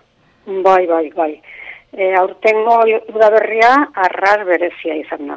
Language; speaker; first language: Basque; non-native, local second language; Spanish